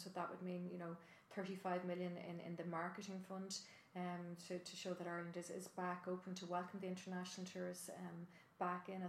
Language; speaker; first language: English; native; English